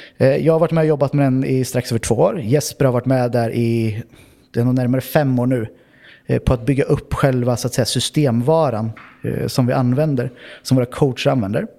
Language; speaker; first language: Swedish; native; Swedish